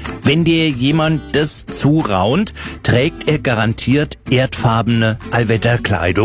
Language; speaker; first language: German; native; German